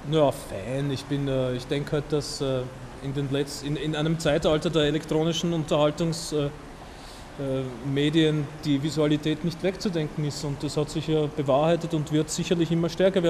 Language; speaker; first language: German; native; German